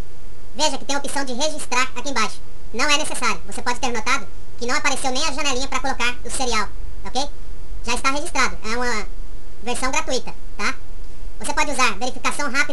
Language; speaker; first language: Portuguese; native; Portuguese